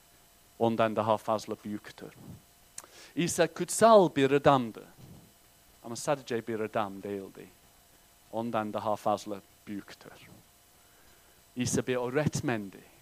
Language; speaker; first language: Turkish; non-native, fluent; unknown